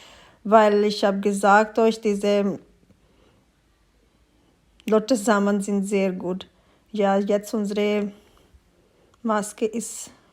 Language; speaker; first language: German; non-native, learner; Urdu